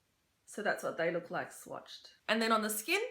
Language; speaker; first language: English; native; English